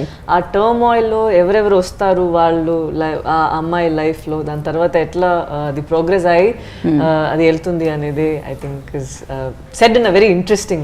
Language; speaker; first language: Telugu; non-native, fluent; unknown